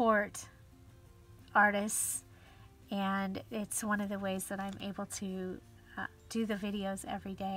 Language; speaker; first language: English; native; English